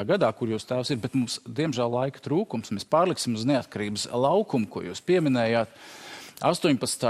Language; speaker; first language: Latvian; native; Latvian